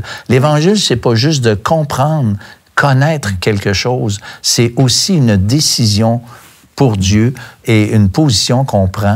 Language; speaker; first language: French; native; French